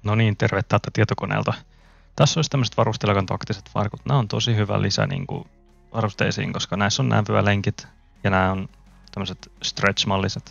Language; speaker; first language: Finnish; native; Finnish